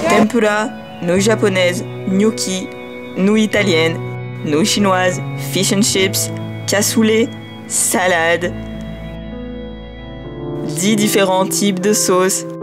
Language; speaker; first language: French; native; French